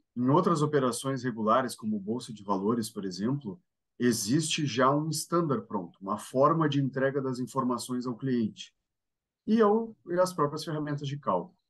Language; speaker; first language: Portuguese; native; Portuguese